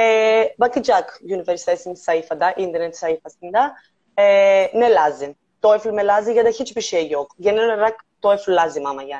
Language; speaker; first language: Turkish; non-native, learner; Greek